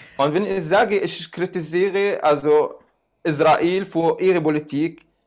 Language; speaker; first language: German; non-native, fluent; Arabic